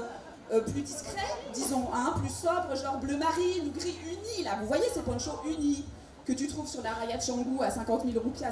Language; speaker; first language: French; native; French